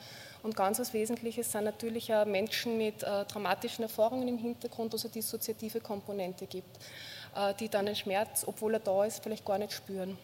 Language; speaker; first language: German; native; German